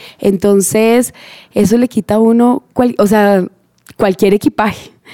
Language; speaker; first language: Spanish; native; Spanish